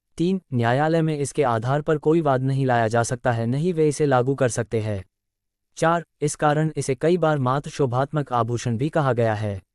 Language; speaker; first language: Hindi; native; Hindi